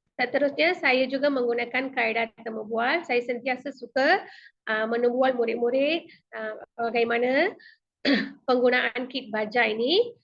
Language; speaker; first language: Malay; non-native, local second language; Tamil